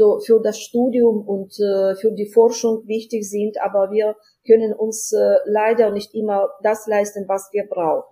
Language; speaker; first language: German; non-native, fluent; Ukrainian